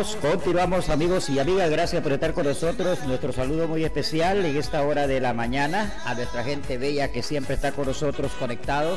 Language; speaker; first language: Spanish; native; Spanish